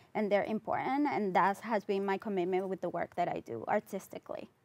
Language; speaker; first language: English; non-native, fluent; Spanish